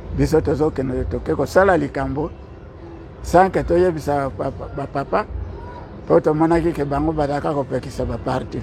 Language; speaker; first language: Lingala; non-native, local second language; Kongo